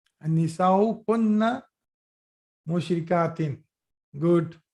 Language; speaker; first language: Arabic; non-native, fluent; Urdu